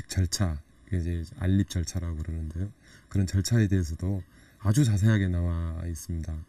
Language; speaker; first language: Korean; native; Korean